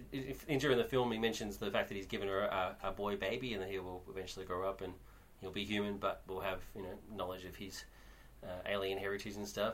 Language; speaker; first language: English; native; English